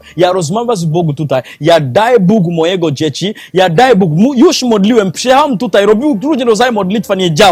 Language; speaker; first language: Polish; non-native, learner; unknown